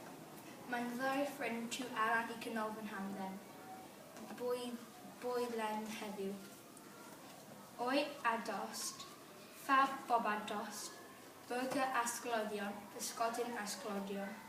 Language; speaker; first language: Welsh; non-native, learner; English